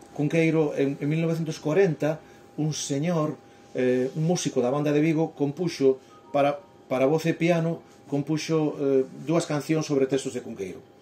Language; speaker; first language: Galician; native; Galician